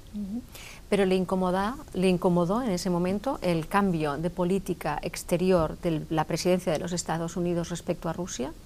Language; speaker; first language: Spanish; non-native, local second language; Catalan